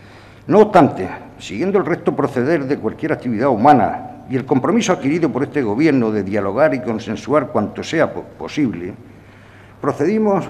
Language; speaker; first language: Spanish; native; Spanish